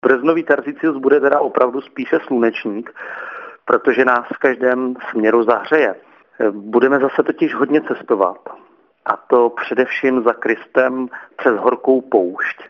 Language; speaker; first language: Czech; native; Czech